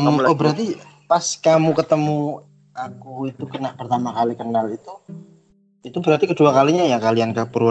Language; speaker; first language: Indonesian; native; Indonesian